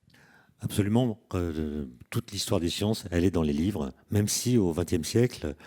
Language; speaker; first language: French; native; French